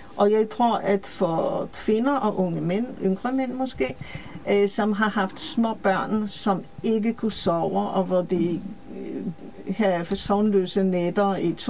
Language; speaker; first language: Danish; non-native, fluent; Polish